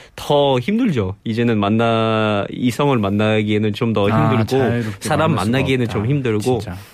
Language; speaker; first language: Korean; non-native, fluent; French